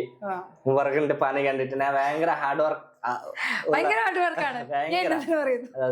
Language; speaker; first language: Malayalam; non-native, local second language; Bangla